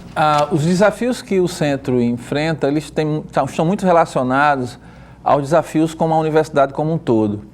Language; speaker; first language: Portuguese; native; Portuguese